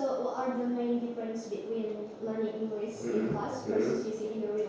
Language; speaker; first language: English; non-native, learner; Indonesian